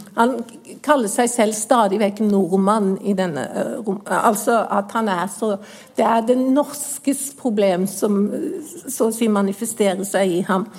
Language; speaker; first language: Norwegian; native; Norwegian